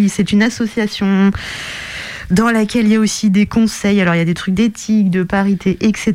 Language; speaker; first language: French; native; French